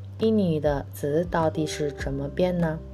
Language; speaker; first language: Chinese; non-native, fluent; Indonesian